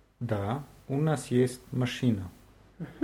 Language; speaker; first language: Russian; non-native, learner; German